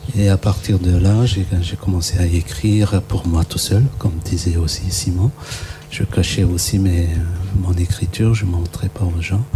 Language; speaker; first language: French; non-native, local second language; Malagasy